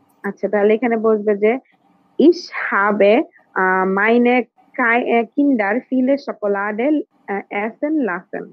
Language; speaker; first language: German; non-native, learner; Bangla